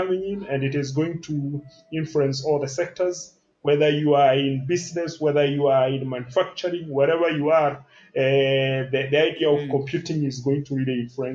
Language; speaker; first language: English; non-native, local second language; Kikuyu